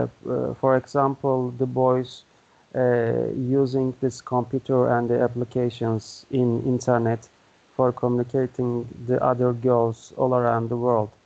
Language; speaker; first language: English; non-native, learner; Turkish